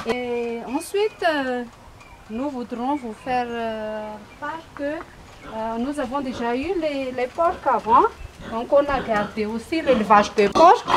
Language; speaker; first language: French; non-native, local second language; Malagasy